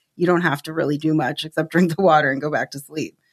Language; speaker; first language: English; native; English